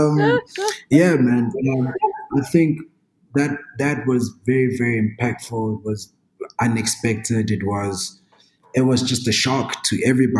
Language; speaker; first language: English; non-native, local second language; Zulu